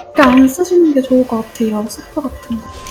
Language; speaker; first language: Korean; native; Korean